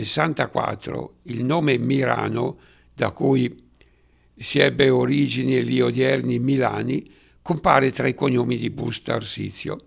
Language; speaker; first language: Italian; native; Italian